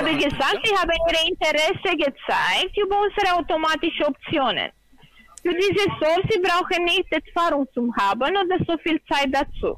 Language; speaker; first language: German; non-native, learner; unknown